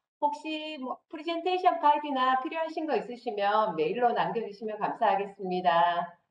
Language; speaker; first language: Korean; native; Korean